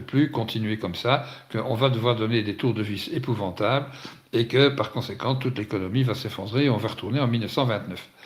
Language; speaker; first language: French; native; French